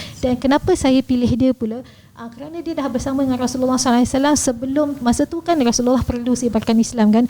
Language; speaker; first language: Malay; native; Malay